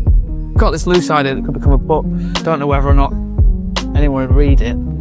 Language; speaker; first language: English; native; English